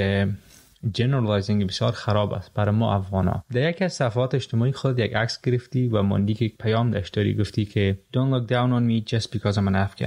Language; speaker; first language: Persian; native; Persian